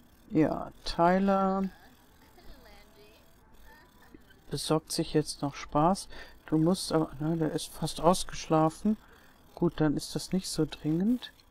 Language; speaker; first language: German; native; German